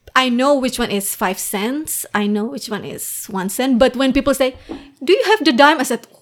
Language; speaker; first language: English; non-native, fluent; Indonesian